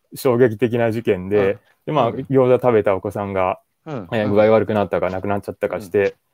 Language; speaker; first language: Japanese; native; Japanese